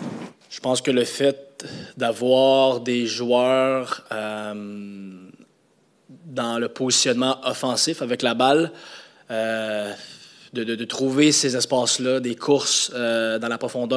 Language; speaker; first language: French; native; French